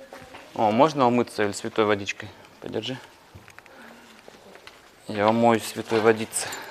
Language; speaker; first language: Russian; native; Russian